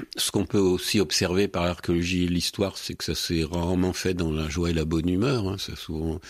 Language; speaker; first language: French; native; French